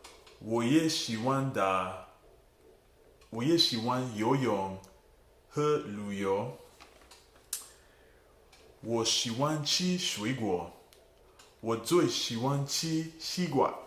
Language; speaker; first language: Chinese; non-native, learner; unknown